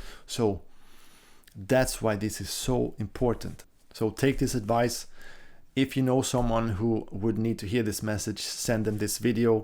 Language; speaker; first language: English; non-native, fluent; Swedish